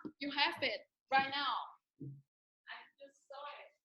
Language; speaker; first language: English; non-native, fluent; Chinese